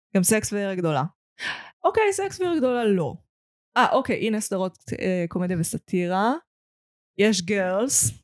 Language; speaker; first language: Hebrew; native; Hebrew